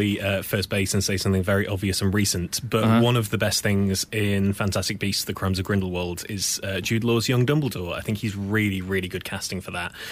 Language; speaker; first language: English; native; English